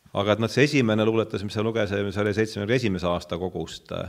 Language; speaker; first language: Estonian; native; Estonian